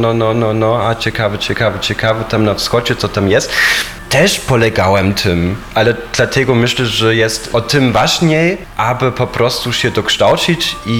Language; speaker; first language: Polish; non-native, fluent; German